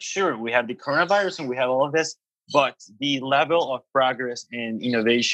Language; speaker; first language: English; non-native, fluent; Spanish